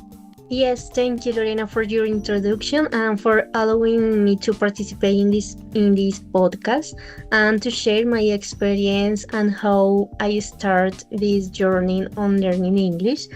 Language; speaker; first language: English; non-native, learner; Spanish